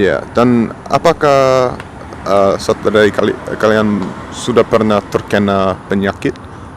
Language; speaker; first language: Indonesian; non-native, fluent; English